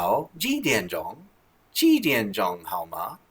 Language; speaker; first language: Chinese; non-native, learner; English